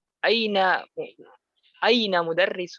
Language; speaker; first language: Arabic; non-native, learner; Indonesian